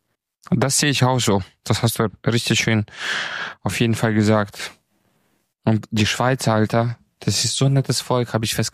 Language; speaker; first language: German; native; German